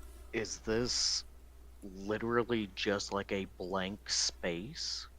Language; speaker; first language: English; native; English